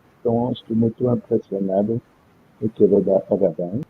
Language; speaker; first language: Portuguese; non-native, fluent; French